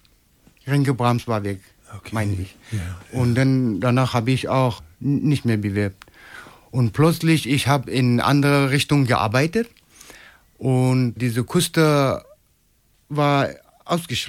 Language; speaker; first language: German; non-native, fluent; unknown